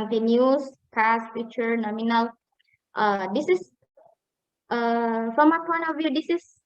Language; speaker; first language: English; non-native, fluent; Indonesian